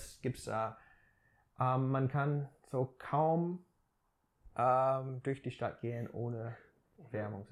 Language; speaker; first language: German; non-native, fluent; English